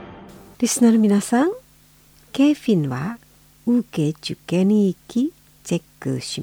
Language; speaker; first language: Japanese; non-native, fluent; Indonesian